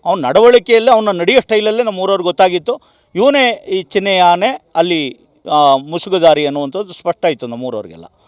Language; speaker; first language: Kannada; native; Kannada